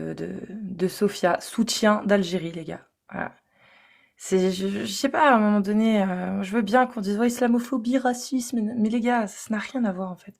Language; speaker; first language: French; native; French